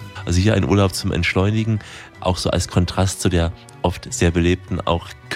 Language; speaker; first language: German; native; German